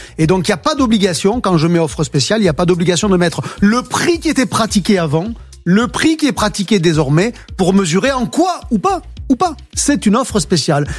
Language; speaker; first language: French; native; French